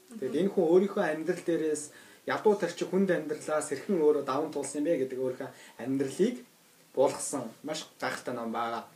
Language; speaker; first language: Mongolian; native; Mongolian